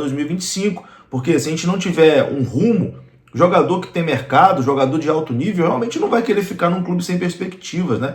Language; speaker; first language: Portuguese; native; Portuguese